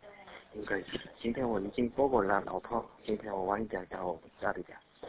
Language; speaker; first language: Chinese; non-native, learner; Korean